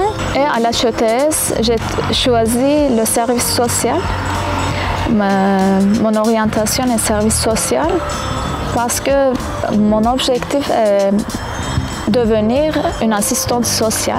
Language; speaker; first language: French; non-native, fluent; Kurdish